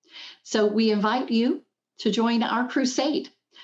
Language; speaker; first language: English; native; English